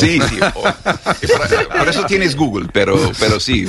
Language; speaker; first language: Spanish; non-native, fluent; English